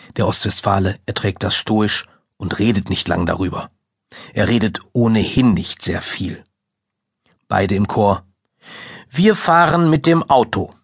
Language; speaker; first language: German; native; German